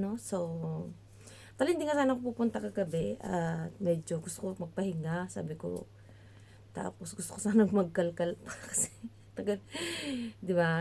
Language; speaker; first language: Filipino; native; Filipino